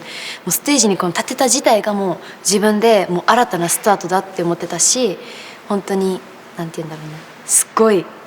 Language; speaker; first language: Japanese; native; Japanese